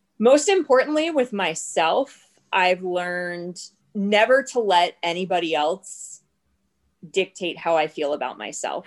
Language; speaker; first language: English; native; English